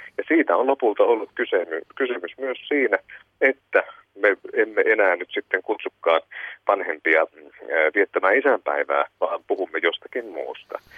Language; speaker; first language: Finnish; native; Finnish